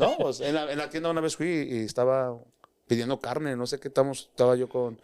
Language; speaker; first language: Spanish; early bilingual, other home language; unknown